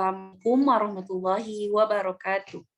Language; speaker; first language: Indonesian; native; Indonesian